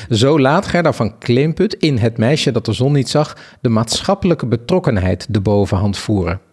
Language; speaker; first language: Dutch; native; Dutch